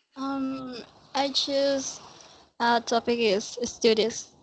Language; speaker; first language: English; non-native, learner; Spanish